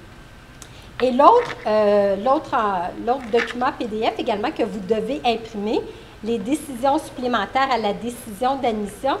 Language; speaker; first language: French; native; French